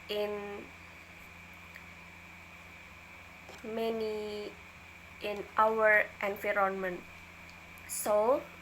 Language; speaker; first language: English; non-native, learner; Indonesian